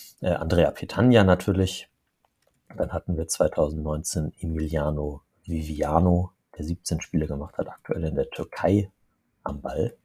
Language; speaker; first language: German; native; German